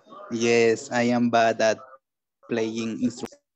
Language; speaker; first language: English; non-native, learner; Spanish